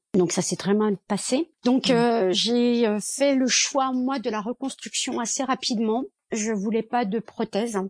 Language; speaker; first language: French; early bilingual, other home language; Kabyle